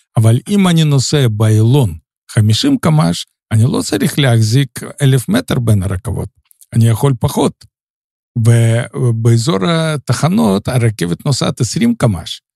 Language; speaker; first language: Hebrew; non-native, fluent; Russian